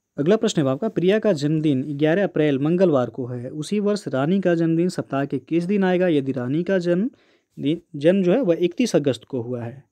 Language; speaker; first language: Hindi; native; Hindi